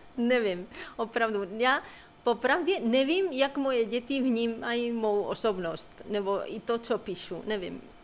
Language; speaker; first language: Czech; non-native, fluent; Spanish